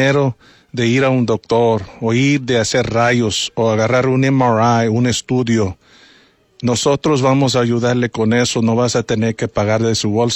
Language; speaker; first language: Spanish; early bilingual, heritage; Spanish